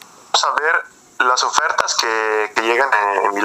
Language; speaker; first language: Spanish; non-native, fluent; Italian